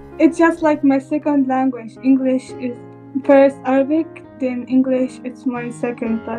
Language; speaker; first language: English; non-native, learner; Arabic